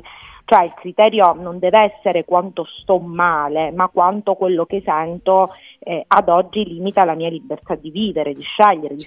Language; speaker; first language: Italian; native; Italian